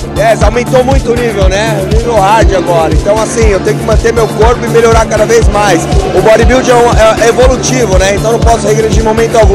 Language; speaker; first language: Portuguese; native; Portuguese